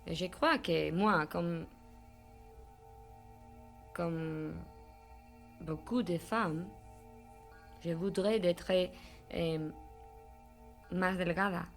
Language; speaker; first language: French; non-native, learner; Spanish